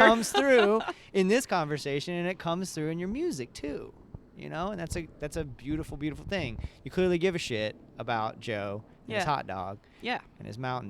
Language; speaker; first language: English; native; English